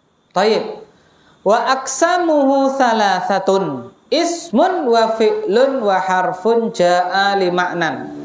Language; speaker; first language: Arabic; non-native, fluent; Indonesian